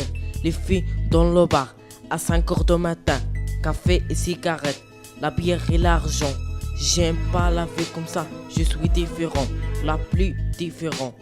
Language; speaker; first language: French; non-native, learner; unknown